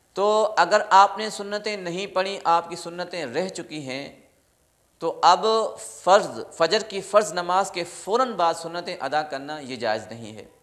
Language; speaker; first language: Urdu; non-native, local second language; Sindhi